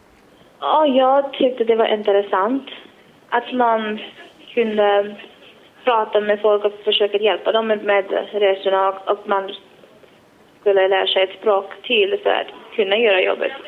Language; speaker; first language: Swedish; non-native, fluent; Wolof